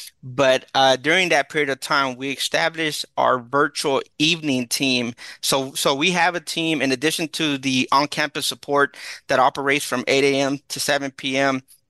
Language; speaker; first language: English; early bilingual, other home language; Spanish